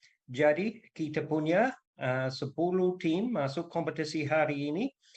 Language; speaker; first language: Indonesian; non-native, learner; English